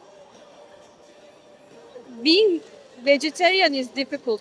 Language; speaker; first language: English; non-native, learner; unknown